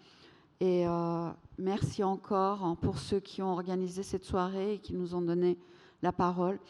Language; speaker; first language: French; non-native, fluent; Persian